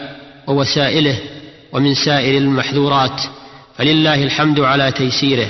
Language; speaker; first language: Arabic; native; Arabic